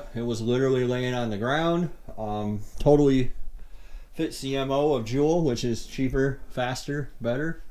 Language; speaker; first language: English; native; English